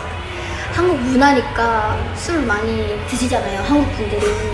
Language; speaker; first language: Korean; non-native, fluent; Indonesian